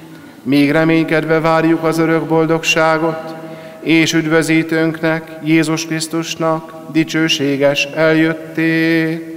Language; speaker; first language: Hungarian; native; Hungarian